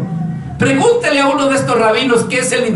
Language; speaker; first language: Spanish; native; Spanish